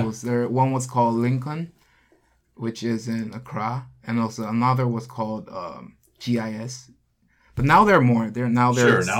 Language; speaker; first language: English; non-native, local second language; Korean